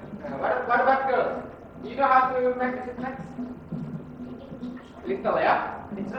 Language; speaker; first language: English; non-native, fluent; Indonesian